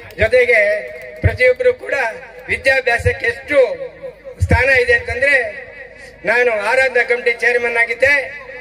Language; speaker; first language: Kannada; non-native, local second language; Telugu